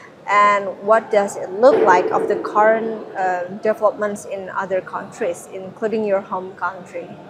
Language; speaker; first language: English; non-native, fluent; Indonesian